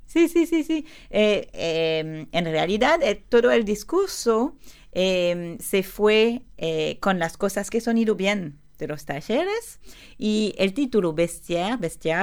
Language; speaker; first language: Spanish; non-native, learner; French